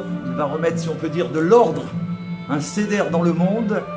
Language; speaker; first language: French; native; French